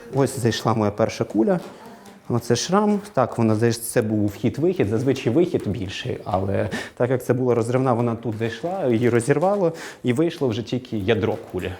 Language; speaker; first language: Ukrainian; non-native, local second language; Russian